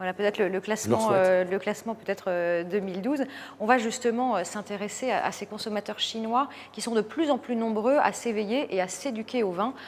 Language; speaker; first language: French; native; French